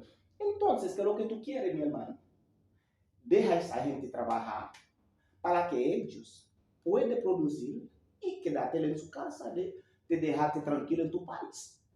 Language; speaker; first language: Spanish; non-native, learner; Haitian Creole